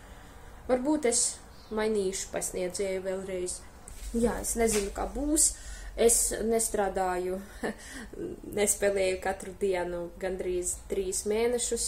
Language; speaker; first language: Latvian; non-native, fluent; Russian